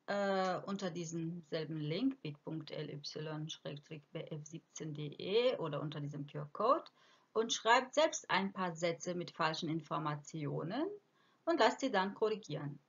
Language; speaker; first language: German; non-native, fluent; Croatian